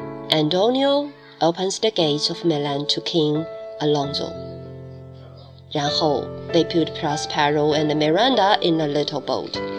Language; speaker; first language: English; non-native, fluent; Chinese